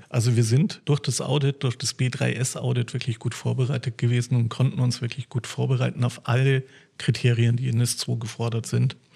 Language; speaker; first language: German; native; German